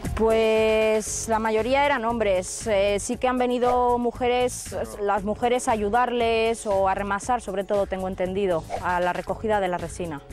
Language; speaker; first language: Spanish; native; Spanish